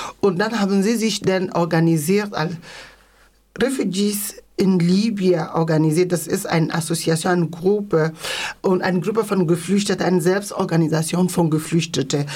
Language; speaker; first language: German; non-native, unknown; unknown